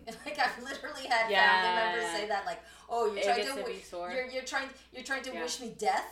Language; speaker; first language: English; early bilingual, other home language; Spanish